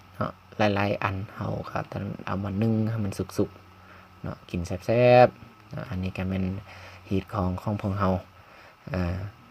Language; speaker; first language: Lao; non-native, local second language; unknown